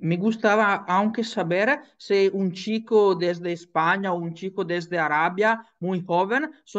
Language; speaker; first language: Spanish; non-native, learner; Italian